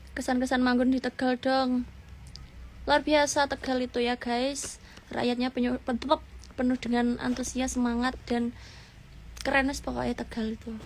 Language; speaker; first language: Indonesian; non-native, local second language; Javanese